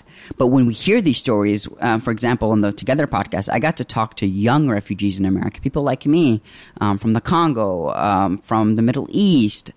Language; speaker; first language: English; early bilingual, other home language; Arabic